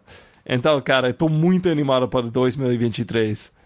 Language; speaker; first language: Portuguese; non-native, fluent; English